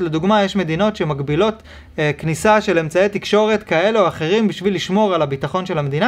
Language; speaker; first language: Hebrew; native; Hebrew